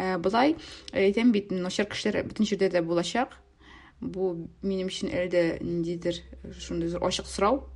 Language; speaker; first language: Tatar; native; Tatar